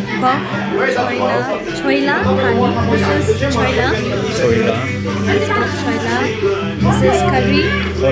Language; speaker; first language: English; non-native, fluent; Nepali